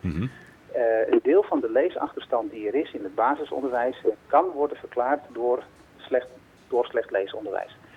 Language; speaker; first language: Dutch; native; Dutch